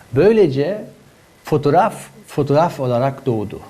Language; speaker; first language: Turkish; non-native, fluent; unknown